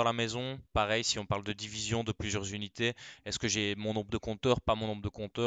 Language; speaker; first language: French; native; French